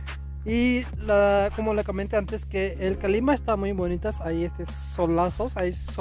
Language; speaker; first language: Spanish; non-native, learner; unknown